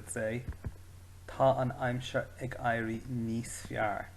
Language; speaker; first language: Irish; non-native, local second language; English